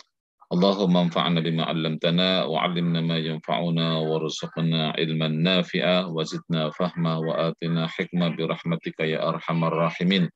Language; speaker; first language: Arabic; non-native, fluent; Indonesian